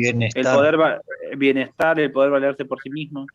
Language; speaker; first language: Spanish; native; Spanish